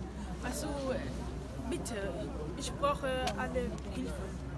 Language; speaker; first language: German; non-native, learner; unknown